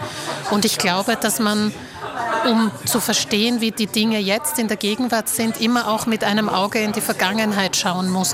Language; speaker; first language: German; early bilingual, other home language; Slovak